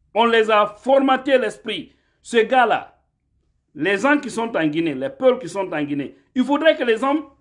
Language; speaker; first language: French; non-native, local second language; Fula